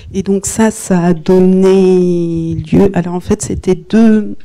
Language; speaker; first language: French; native; French